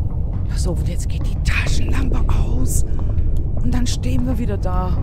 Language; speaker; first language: German; native; German